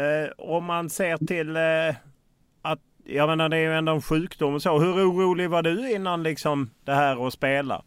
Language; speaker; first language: Swedish; native; Swedish